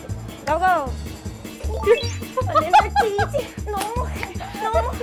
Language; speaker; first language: Korean; non-native, fluent; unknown